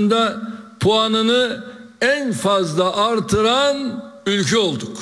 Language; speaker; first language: Turkish; native; Turkish